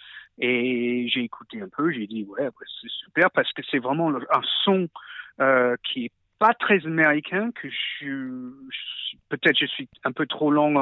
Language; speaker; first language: French; non-native, fluent; English